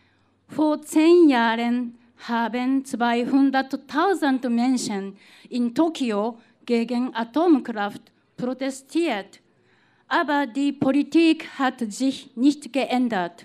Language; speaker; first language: German; non-native, fluent; Japanese